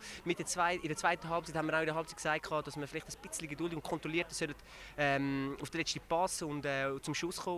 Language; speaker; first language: German; native; German